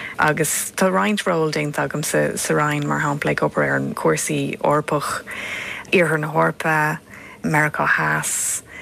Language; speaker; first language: Irish; non-native, local second language; English